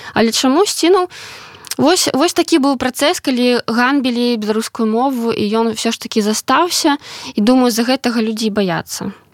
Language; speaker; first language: Belarusian; non-native, local second language; Russian